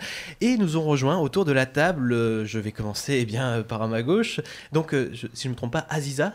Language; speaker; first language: French; native; French